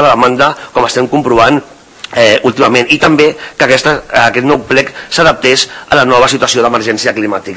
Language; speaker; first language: Catalan; native; Catalan